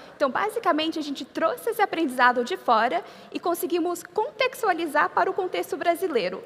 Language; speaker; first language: Portuguese; non-native, fluent; English